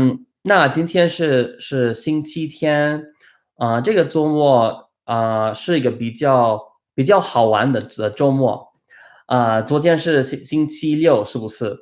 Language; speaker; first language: Chinese; non-native, fluent; English